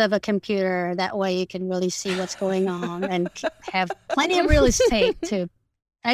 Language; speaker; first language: English; non-native, fluent; Indonesian